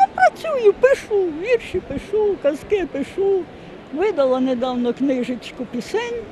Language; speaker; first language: Ukrainian; native; Ukrainian